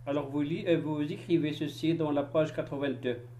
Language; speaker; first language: French; non-native, local second language; Arabic